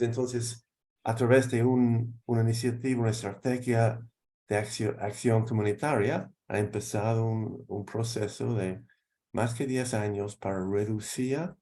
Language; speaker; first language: Spanish; non-native, fluent; English